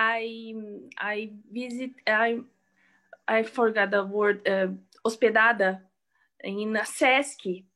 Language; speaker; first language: English; non-native, learner; Portuguese